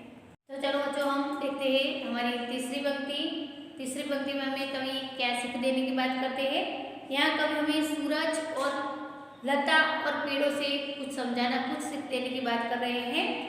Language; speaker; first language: Hindi; non-native, local second language; Gujarati